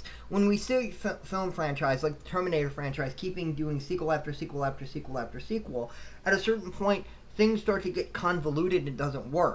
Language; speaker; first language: English; native; English